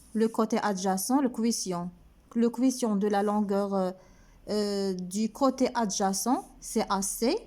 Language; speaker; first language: French; non-native, local second language; Arabic